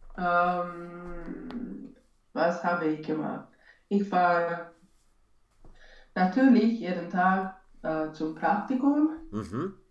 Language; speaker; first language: German; non-native, learner; Romanian